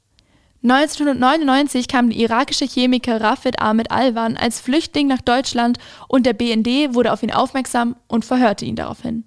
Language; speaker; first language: German; native; German